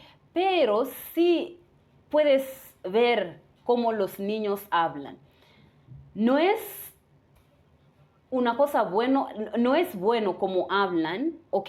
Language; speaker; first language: Spanish; non-native, fluent; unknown